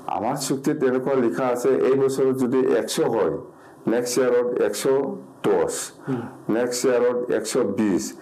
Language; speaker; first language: Assamese; non-native, local second language; Bodo